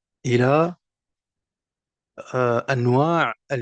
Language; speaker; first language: Arabic; non-native, fluent; French